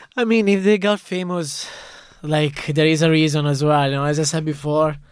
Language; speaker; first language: English; non-native, fluent; Italian